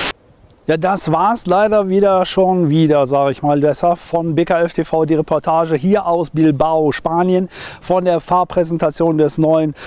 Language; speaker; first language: German; native; German